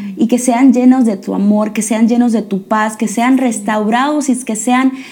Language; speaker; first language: Spanish; early bilingual, heritage; Spanish